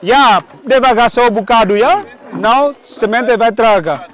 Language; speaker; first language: Portuguese; non-native, learner; Vietnamese